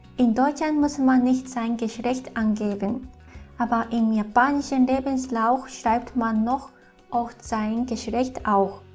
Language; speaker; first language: German; non-native, fluent; Japanese